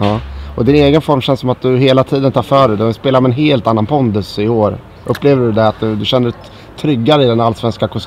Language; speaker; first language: Swedish; native; Swedish